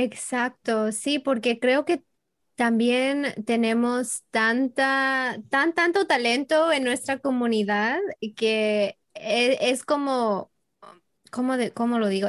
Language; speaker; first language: Spanish; early bilingual, heritage; English